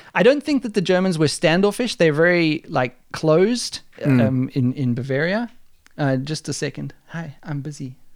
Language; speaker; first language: English; native; English